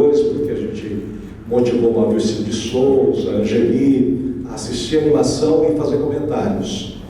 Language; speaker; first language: Portuguese; native; Portuguese